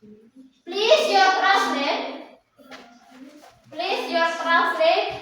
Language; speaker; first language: English; non-native, learner; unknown